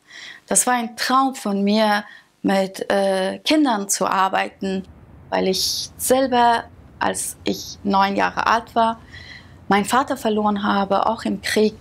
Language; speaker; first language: German; early bilingual, other home language; Persian